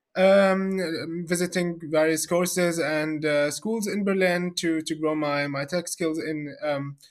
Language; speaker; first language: English; non-native, fluent; Arabic